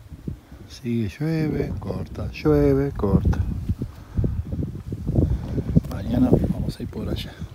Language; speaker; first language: Spanish; native; Spanish